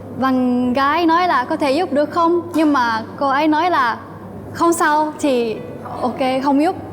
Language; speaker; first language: Vietnamese; non-native, fluent; Japanese